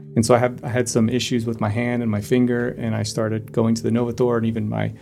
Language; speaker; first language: English; native; English